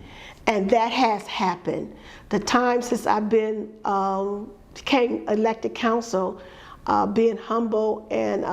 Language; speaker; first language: English; native; English